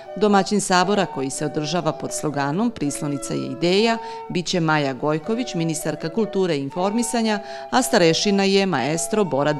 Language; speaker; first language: Serbian; native; Serbian